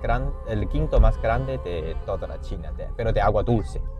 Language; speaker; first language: Spanish; non-native, fluent; Chinese